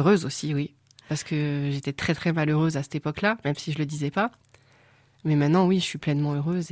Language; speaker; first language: French; native; French